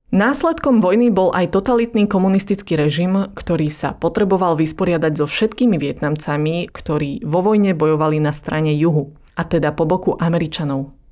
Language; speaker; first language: Slovak; early bilingual, other home language; Vietnamese